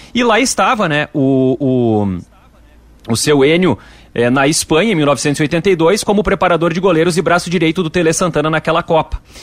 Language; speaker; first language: Portuguese; native; Portuguese